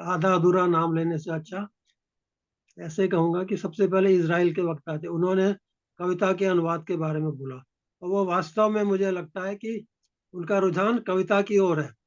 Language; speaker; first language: Hindi; native; Hindi